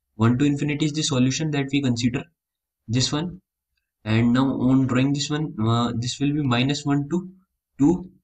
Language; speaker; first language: English; non-native, local second language; Hindi